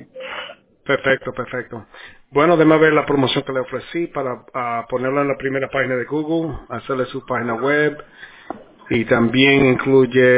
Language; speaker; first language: Spanish; early bilingual, heritage; Spanish